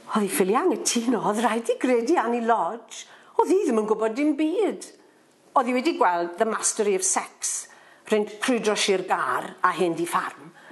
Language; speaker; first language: Welsh; non-native, local second language; English